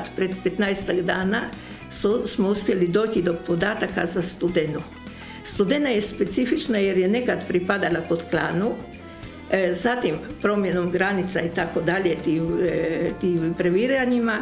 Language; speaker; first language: Croatian; native; Croatian